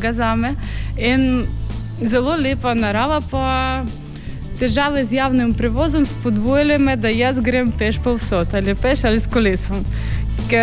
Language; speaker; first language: Slovenian; non-native, fluent; Ukrainian